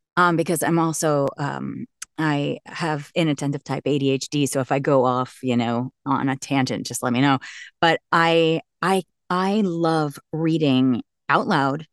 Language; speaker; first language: English; native; English